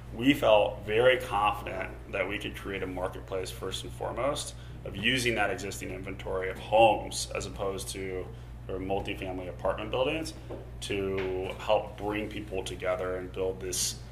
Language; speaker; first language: English; native; English